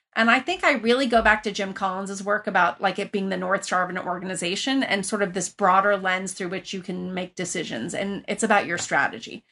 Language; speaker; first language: English; early bilingual, other home language; Persian